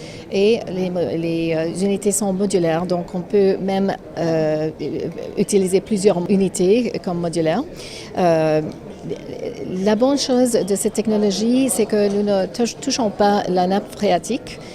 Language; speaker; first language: French; non-native, fluent; English